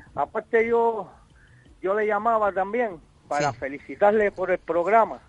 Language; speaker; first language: Spanish; native; Spanish